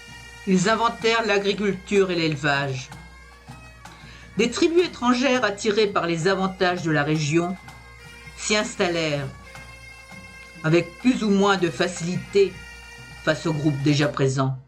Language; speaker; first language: French; native; French